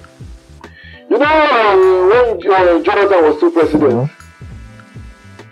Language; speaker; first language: English; non-native, local second language; Yoruba